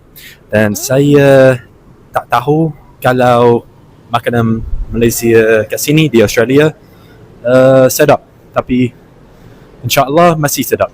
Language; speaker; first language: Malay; non-native, fluent; English